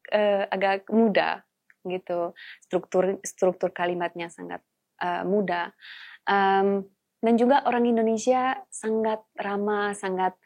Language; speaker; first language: Indonesian; non-native, fluent; Polish